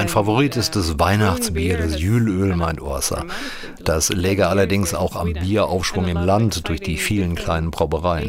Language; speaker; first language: German; native; German